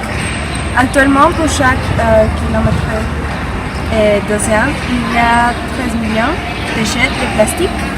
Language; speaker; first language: French; non-native, learner; Spanish